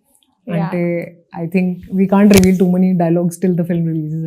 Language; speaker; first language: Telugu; non-native, fluent; Hindi